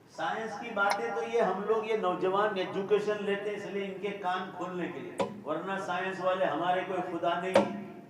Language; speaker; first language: Urdu; non-native, local second language; Gujarati